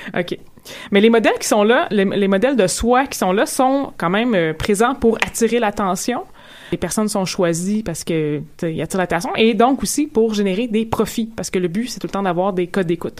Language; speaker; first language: French; native; French